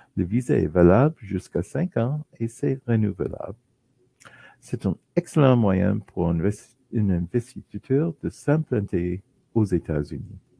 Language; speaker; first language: French; non-native, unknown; English